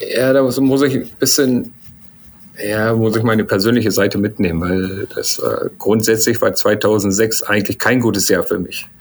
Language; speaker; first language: German; native; German